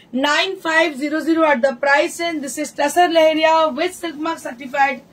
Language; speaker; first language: Hindi; non-native, local second language; Bangla